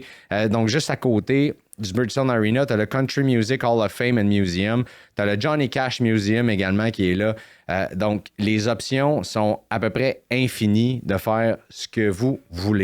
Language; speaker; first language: French; native; French